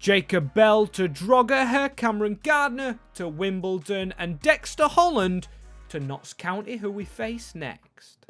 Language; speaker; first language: English; native; English